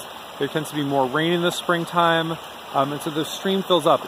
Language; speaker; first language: English; native; English